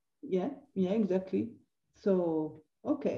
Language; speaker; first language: English; non-native, learner; French